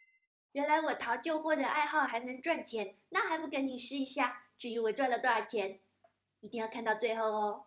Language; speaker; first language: Chinese; native; Chinese